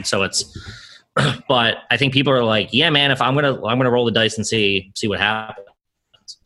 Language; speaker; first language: English; native; English